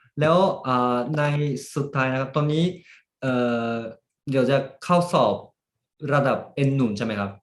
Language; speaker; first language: Thai; early bilingual, heritage; Japanese